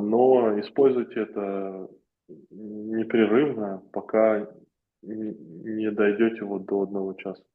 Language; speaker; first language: Russian; native; Russian